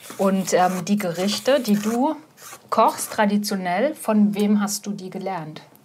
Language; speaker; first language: German; native; German